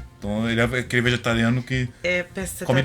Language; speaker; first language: Portuguese; native; Portuguese